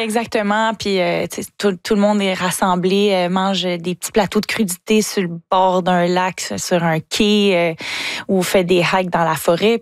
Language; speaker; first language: French; native; French